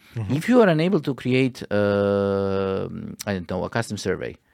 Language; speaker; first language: English; non-native, fluent; Croatian